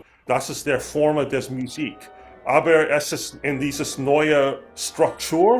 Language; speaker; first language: German; non-native, learner; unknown